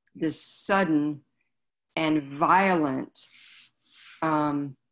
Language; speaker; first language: English; native; English